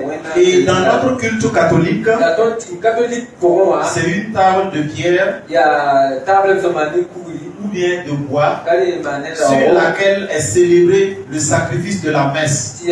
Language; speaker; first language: French; non-native, local second language; Mossi